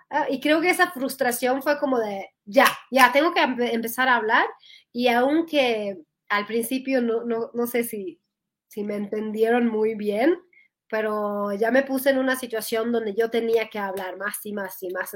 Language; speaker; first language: Spanish; non-native, fluent; Swedish